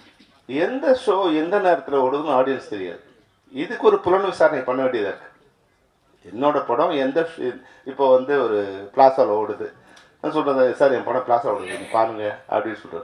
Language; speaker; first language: Tamil; native; Tamil